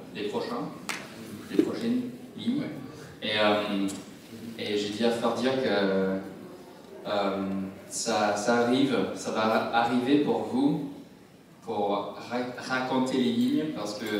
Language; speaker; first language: French; non-native, learner; English